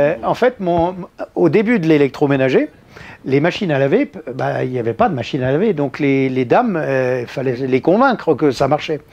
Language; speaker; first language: French; native; French